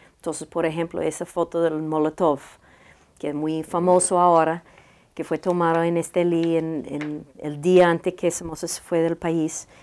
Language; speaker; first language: Spanish; non-native, learner; English